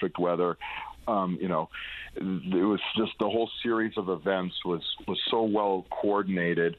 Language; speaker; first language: English; native; English